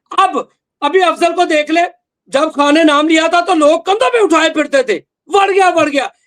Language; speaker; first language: Urdu; non-native, local second language; Punjabi